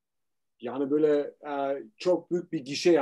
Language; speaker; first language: Turkish; early bilingual, heritage; Turkish